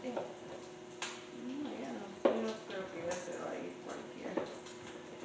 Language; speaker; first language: Spanish; early bilingual, heritage; English